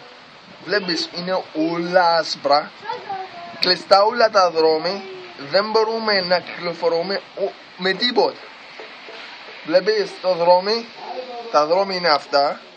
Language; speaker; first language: Greek; non-native, learner; Arabic